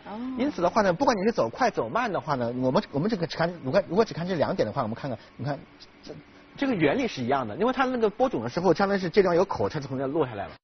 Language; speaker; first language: Chinese; native; Chinese